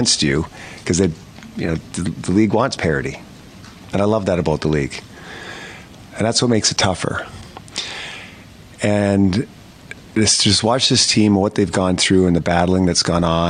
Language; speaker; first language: English; native; English